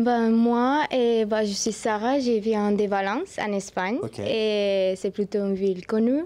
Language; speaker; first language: French; non-native, learner; Spanish